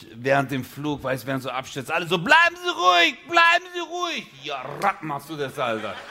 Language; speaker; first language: German; early bilingual, other home language; Turkish